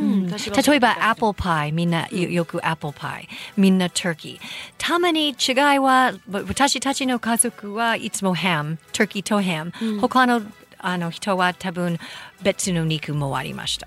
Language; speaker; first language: Japanese; non-native, fluent; English